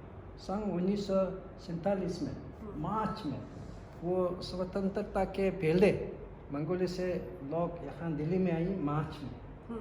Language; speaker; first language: Hindi; non-native, fluent; Mongolian